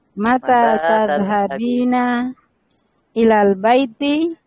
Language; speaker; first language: Arabic; non-native, learner; Indonesian